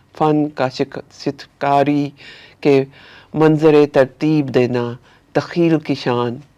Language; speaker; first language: Urdu; early bilingual, heritage; Urdu